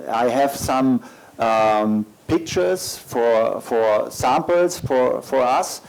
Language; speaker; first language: English; non-native, learner; German